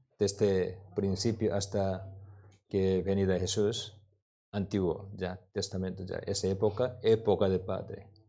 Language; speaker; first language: Spanish; non-native, learner; Korean